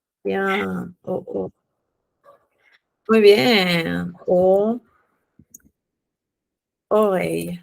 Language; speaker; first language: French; non-native, fluent; Spanish